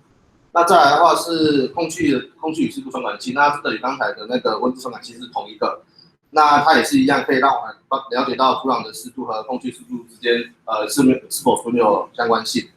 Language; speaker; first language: Chinese; native; Chinese